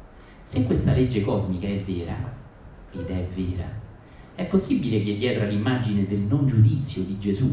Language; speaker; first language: Italian; native; Italian